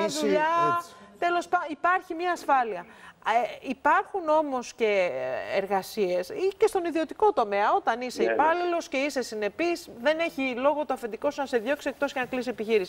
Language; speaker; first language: Greek; native; Greek